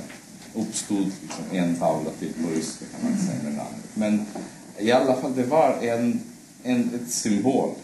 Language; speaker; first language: Swedish; non-native, fluent; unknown